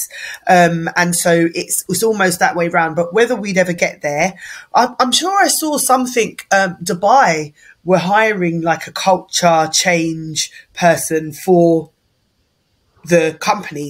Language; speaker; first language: English; native; English